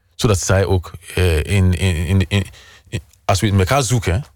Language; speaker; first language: Dutch; non-native, fluent; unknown